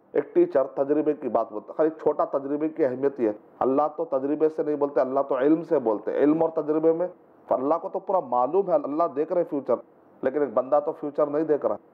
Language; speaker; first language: Urdu; native; Urdu